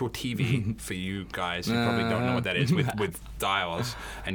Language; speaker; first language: English; native; English